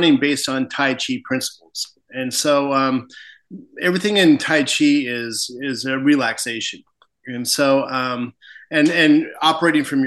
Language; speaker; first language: English; native; English